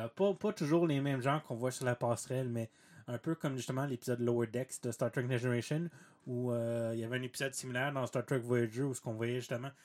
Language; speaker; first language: French; native; French